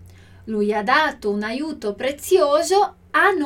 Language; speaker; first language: Italian; non-native, fluent; Portuguese